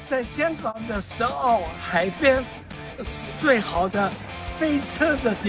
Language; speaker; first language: Chinese; non-native, local second language; Cantonese